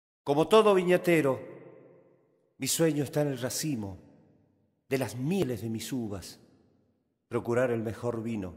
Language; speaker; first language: Spanish; native; Spanish